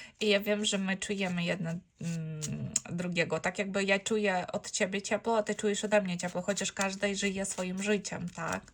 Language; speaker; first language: Polish; non-native, fluent; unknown